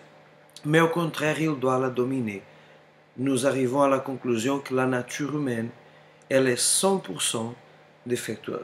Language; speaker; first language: French; non-native, fluent; Portuguese